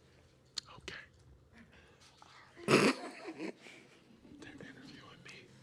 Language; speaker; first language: English; native; English